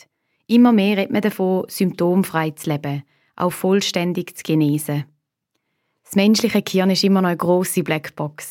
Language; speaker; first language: German; native; German